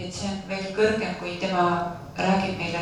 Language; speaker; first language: Finnish; non-native, learner; Estonian